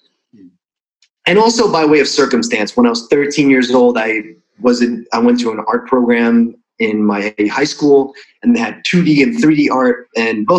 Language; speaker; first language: English; non-native, fluent; Russian